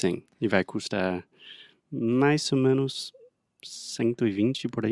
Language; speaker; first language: Portuguese; non-native, fluent; English